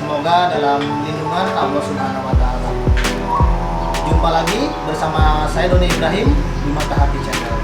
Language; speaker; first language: Indonesian; non-native, local second language; Sundanese